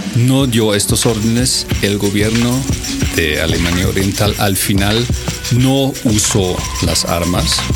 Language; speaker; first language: Spanish; non-native, fluent; German